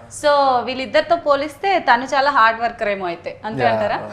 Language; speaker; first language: Telugu; native; Telugu